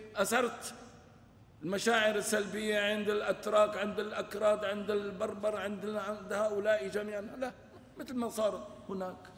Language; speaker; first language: Arabic; non-native, local second language; Kurdish